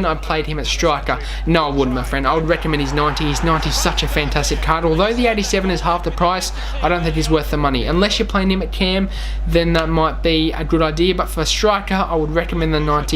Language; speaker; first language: English; native; English